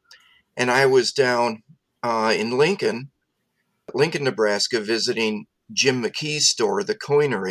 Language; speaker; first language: English; native; English